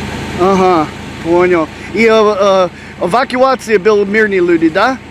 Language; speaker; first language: Russian; non-native, learner; English